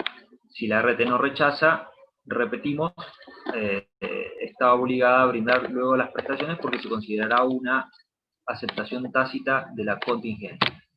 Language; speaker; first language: Spanish; native; Spanish